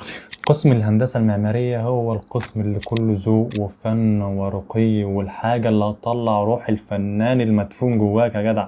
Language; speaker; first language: Arabic; native; Arabic